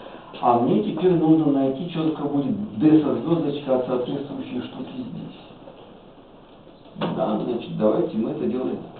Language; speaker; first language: Russian; native; Russian